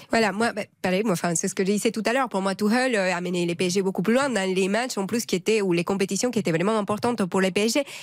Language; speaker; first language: French; non-native, fluent; Spanish